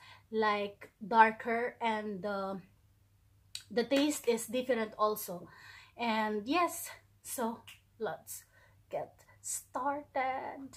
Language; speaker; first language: English; non-native, local second language; Filipino